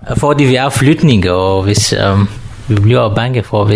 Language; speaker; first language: Danish; non-native, learner; Kurdish